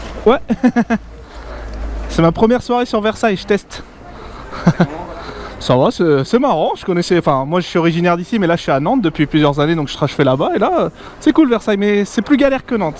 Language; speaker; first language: French; native; French